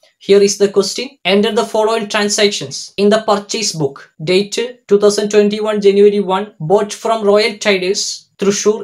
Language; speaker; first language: English; non-native, local second language; Malayalam